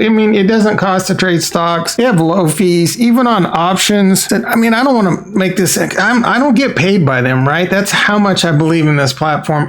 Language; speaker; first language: English; native; English